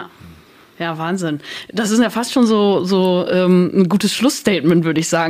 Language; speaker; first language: German; native; German